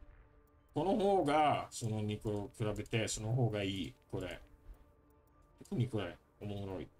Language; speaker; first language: Japanese; non-native, fluent; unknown